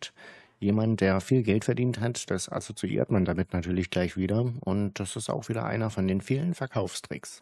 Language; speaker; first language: German; native; German